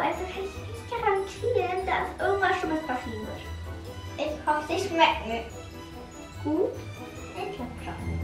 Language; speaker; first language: German; native; German